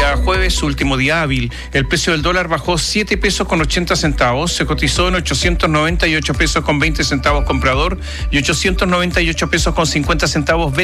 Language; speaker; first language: Spanish; native; Spanish